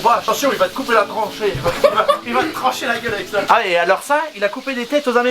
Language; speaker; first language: French; native; French